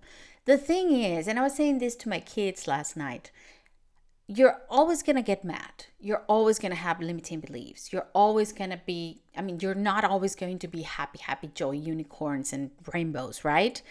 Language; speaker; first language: English; non-native, fluent; Spanish